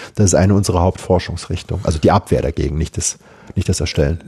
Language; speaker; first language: German; native; German